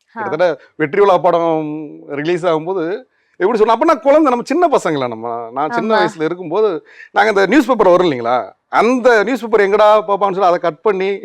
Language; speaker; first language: Tamil; native; Tamil